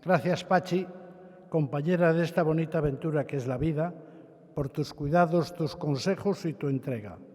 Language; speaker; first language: Spanish; native; Spanish